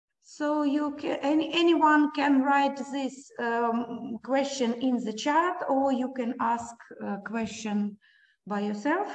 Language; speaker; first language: English; non-native, learner; Ukrainian